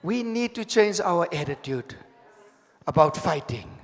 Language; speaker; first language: English; non-native, local second language; Afrikaans